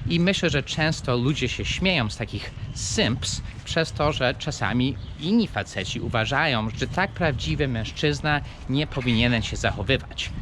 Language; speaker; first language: Polish; non-native, fluent; English